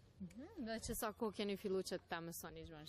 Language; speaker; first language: Albanian; native; Albanian